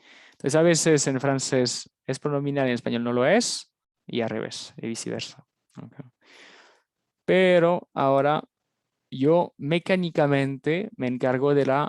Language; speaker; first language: Spanish; non-native, fluent; French